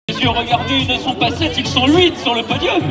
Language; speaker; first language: French; native; French